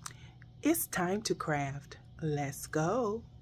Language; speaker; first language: English; native; English